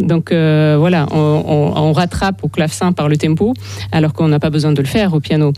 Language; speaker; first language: French; non-native, fluent; Ukrainian